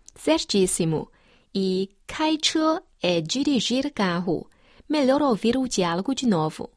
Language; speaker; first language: Portuguese; non-native, fluent; Chinese